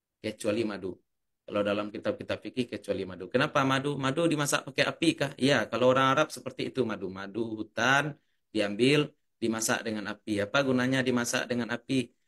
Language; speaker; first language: Indonesian; native; Indonesian